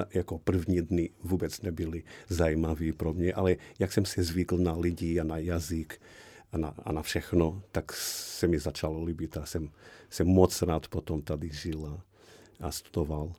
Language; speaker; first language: Czech; non-native, fluent; Portuguese